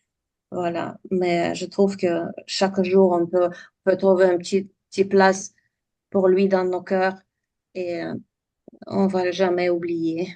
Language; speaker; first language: French; non-native, fluent; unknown